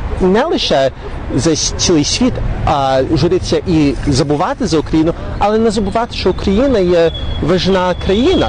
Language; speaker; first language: Ukrainian; early bilingual, heritage; Ukrainian